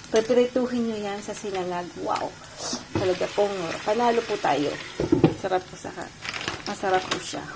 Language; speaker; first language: Filipino; non-native, local second language; Bikol